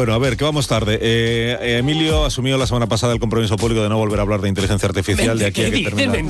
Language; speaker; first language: Spanish; native; Spanish